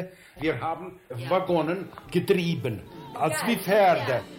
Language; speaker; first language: German; early bilingual, heritage; German